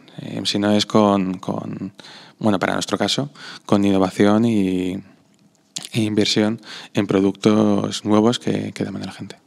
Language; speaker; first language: Spanish; non-native, fluent; Slovak